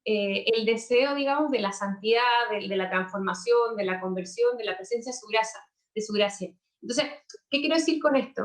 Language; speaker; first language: Spanish; native; Spanish